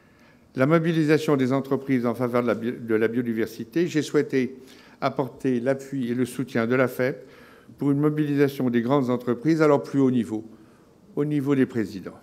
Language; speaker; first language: French; native; French